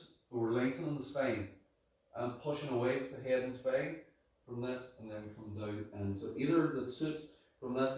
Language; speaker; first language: English; native; English